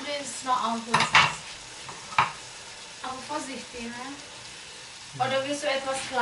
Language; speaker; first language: German; non-native, fluent; Indonesian